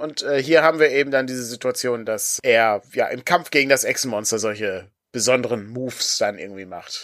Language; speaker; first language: German; native; German